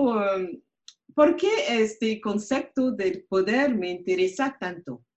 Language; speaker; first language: Spanish; non-native, learner; French